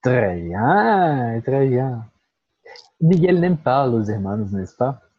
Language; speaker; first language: French; non-native, learner; Portuguese